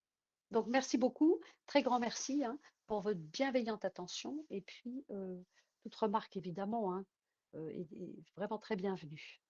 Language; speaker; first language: French; native; French